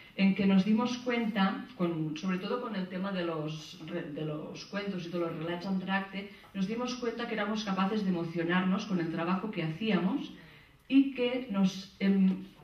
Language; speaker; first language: Spanish; non-native, local second language; Catalan